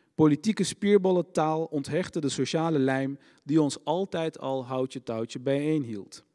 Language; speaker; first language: Dutch; native; Dutch